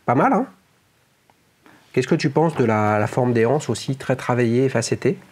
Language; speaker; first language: French; native; French